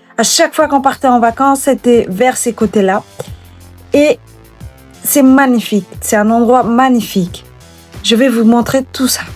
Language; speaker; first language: French; early bilingual, other home language; Portuguese